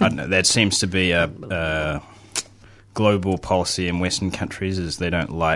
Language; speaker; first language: English; native; English